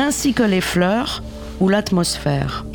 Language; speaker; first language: French; non-native, fluent; English